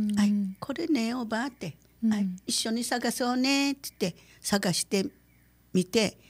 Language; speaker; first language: Japanese; native; Japanese